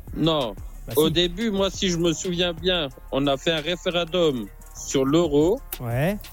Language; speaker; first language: French; native; French